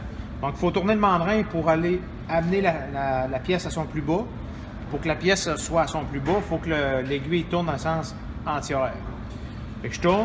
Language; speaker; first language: French; native; French